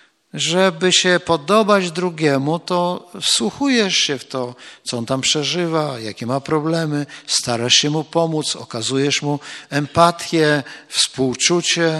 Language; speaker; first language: Polish; native; Polish